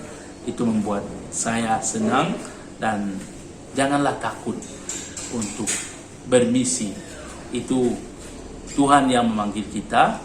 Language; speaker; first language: Indonesian; non-native, learner; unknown